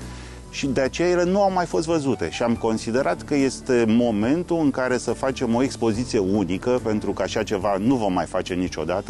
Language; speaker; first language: Romanian; native; Romanian